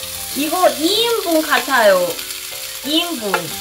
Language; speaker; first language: Korean; non-native, learner; Cantonese